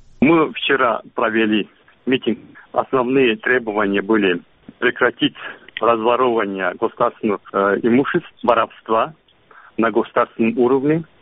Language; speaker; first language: Russian; non-native, local second language; Azerbaijani